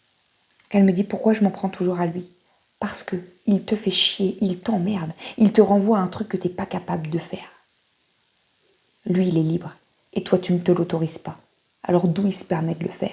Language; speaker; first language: French; native; French